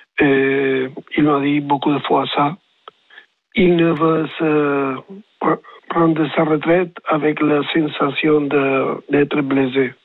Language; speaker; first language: French; non-native, learner; Spanish